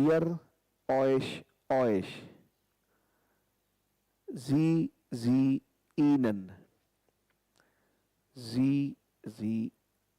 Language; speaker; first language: German; non-native, fluent; Hindi